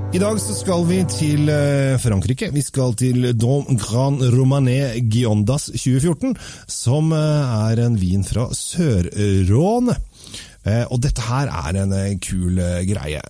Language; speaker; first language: Norwegian; native; Norwegian